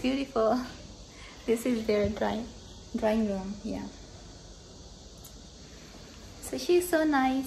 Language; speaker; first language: English; non-native, local second language; Hindi